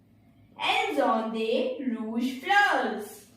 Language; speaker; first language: French; non-native, fluent; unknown